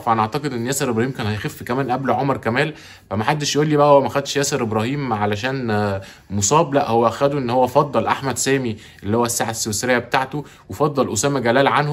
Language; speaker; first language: Arabic; native; Arabic